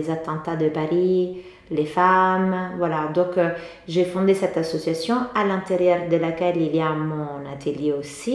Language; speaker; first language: French; non-native, fluent; Italian